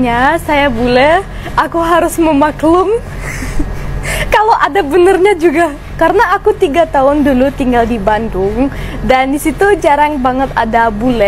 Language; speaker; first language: Indonesian; non-native, fluent; German